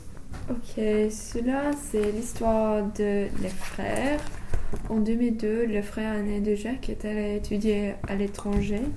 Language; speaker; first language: French; non-native, learner; English